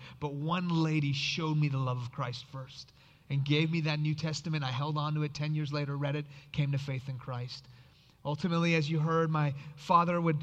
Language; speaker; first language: English; early bilingual, other home language; Persian